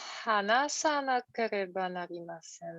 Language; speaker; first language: Japanese; non-native, learner; English